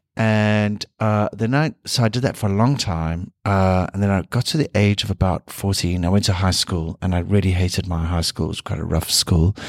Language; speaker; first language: English; native; English